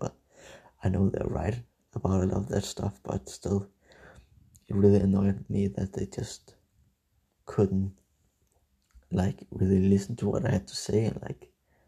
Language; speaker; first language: English; non-native, fluent; Danish